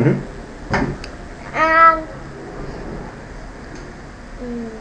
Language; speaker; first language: English; non-native, learner; Korean